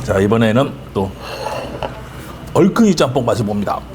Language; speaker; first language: Korean; native; Korean